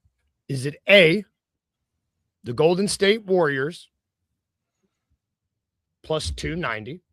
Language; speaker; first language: English; native; English